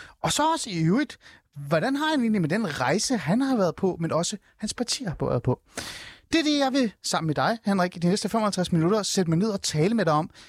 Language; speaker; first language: Danish; early bilingual, other home language; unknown